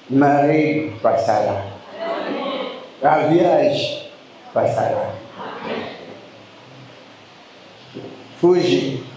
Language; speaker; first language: Portuguese; non-native, learner; Lingala